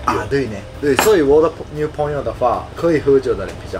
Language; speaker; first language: Chinese; non-native, fluent; Japanese